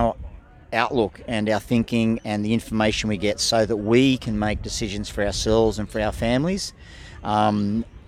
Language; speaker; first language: English; native; English